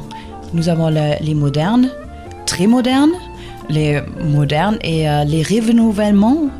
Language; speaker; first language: French; non-native, fluent; German